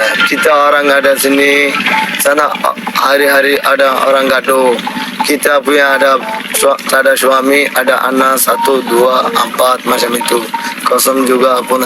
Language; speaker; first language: Indonesian; non-native, learner; Rohingya